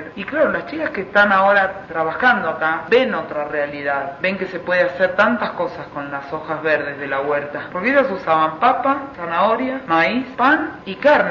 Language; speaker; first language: Spanish; native; Spanish